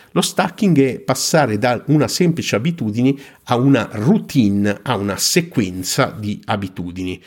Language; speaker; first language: Italian; native; Italian